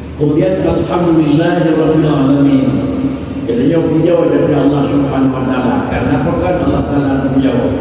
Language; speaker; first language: Malay; non-native, local second language; Achinese